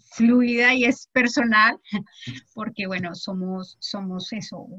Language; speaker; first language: Spanish; native; Spanish